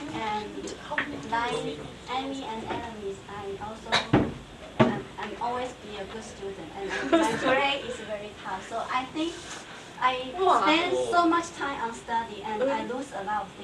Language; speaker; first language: English; non-native, learner; Chinese